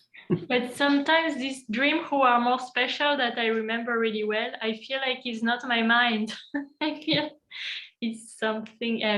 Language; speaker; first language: English; non-native, fluent; French